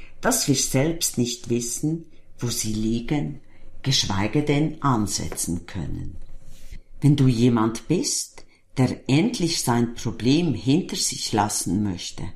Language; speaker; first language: German; native; German